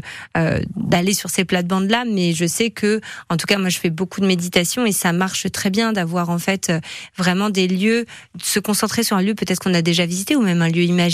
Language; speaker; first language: French; native; French